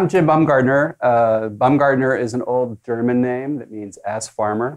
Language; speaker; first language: English; native; English